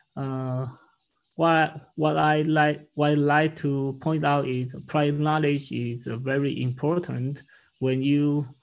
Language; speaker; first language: English; non-native, learner; Chinese